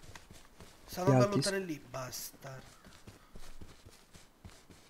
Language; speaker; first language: Italian; native; Italian